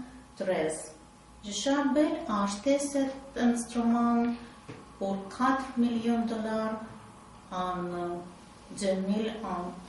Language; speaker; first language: French; non-native, learner; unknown